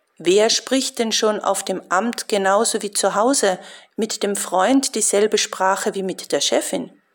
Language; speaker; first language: German; native; German